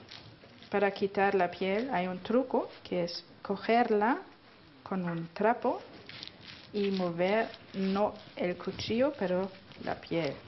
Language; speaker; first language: Spanish; non-native, fluent; German